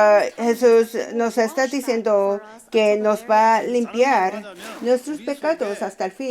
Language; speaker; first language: Spanish; non-native, fluent; Korean